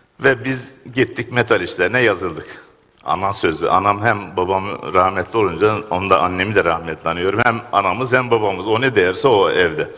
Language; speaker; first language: Turkish; native; Turkish